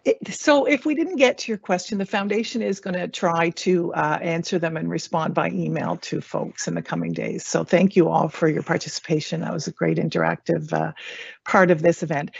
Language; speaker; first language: English; native; English